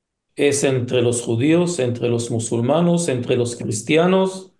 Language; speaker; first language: Spanish; non-native, fluent; Hebrew